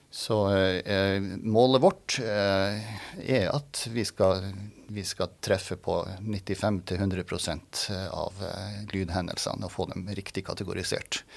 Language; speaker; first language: Norwegian; native; Norwegian